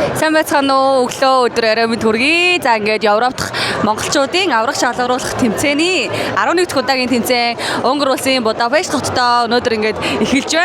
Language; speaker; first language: Mongolian; native; Mongolian